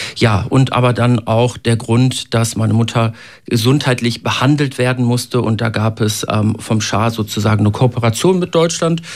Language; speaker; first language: German; native; German